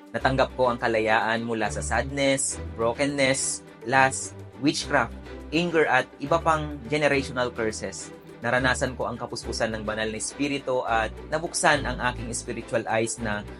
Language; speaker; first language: Filipino; non-native, local second language; Iloko